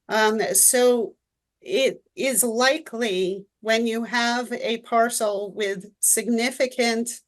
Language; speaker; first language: English; native; English